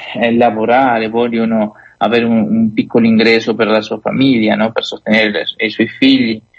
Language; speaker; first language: Italian; non-native, fluent; Spanish